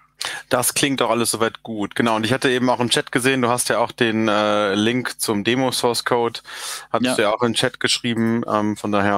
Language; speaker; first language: German; native; German